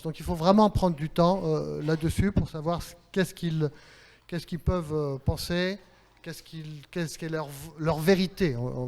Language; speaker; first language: French; native; French